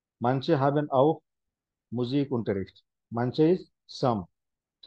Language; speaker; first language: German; non-native, fluent; Hindi